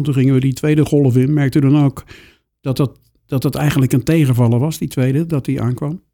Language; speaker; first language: Dutch; native; Dutch